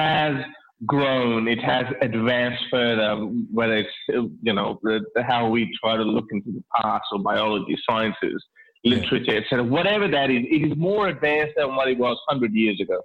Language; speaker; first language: English; non-native, local second language; Urdu